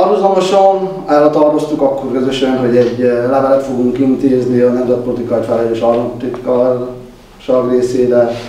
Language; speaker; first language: Hungarian; native; Hungarian